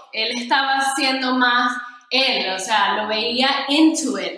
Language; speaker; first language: Spanish; native; Spanish